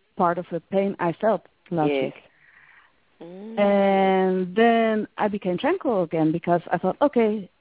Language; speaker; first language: English; non-native, fluent; Dutch